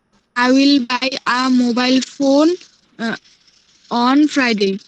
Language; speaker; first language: English; non-native, learner; Bangla